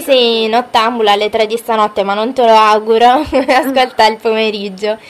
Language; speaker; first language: Italian; native; Italian